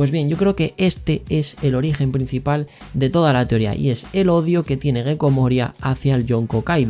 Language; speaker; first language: Spanish; native; Spanish